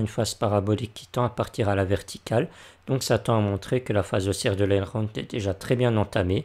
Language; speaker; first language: French; native; French